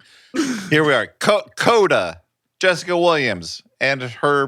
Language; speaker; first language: English; native; English